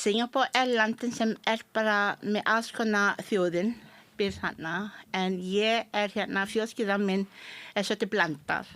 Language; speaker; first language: Icelandic; non-native, fluent; Malay